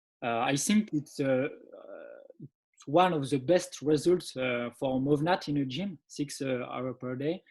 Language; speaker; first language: English; non-native, learner; French